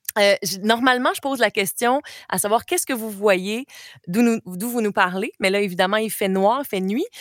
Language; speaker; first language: French; native; French